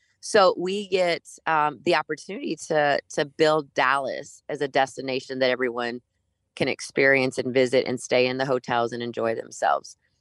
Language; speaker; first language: English; early bilingual, other home language; Spanish